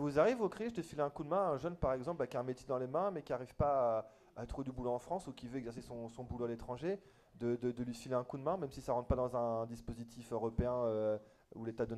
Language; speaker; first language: French; native; French